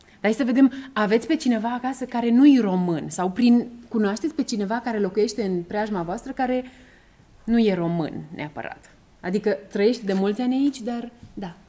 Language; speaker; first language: Romanian; native; Romanian